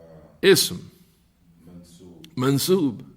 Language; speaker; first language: Arabic; non-native, fluent; English